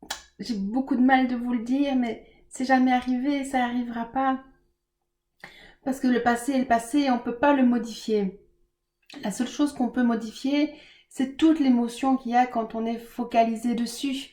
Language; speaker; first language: French; native; French